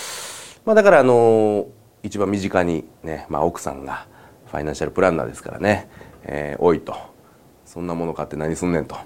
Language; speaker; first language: Japanese; native; Japanese